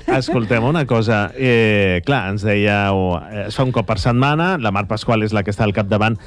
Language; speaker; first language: Catalan; native; Catalan